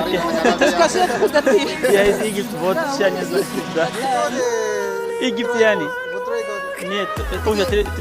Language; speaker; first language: Russian; non-native, learner; Arabic